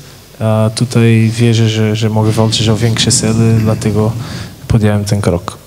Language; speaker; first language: Polish; non-native, fluent; Portuguese